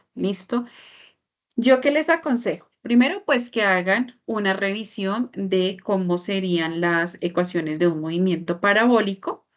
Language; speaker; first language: Spanish; native; Spanish